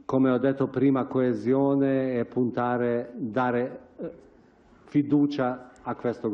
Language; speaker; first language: Italian; non-native, fluent; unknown